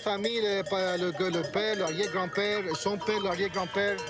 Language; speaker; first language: French; non-native, fluent; Greek